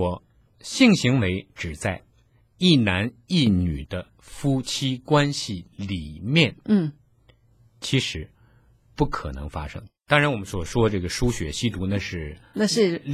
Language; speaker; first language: Chinese; native; Chinese